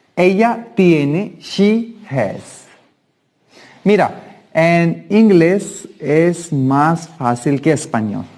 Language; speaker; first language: Spanish; non-native, fluent; Hindi